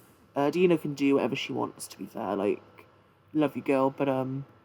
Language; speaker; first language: English; native; English